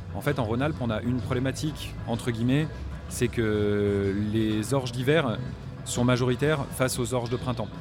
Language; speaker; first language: French; native; French